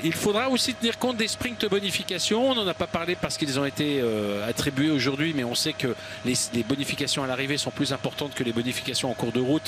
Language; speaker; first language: French; native; French